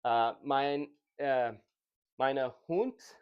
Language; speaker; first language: German; non-native, learner; English